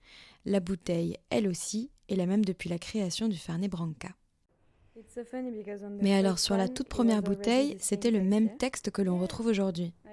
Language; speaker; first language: French; native; French